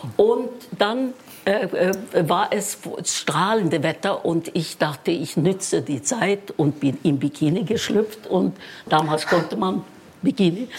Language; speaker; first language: German; non-native, fluent; Norwegian